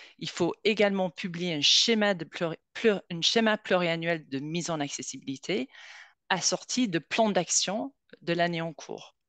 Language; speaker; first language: French; native; French